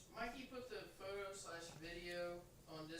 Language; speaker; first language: English; native; English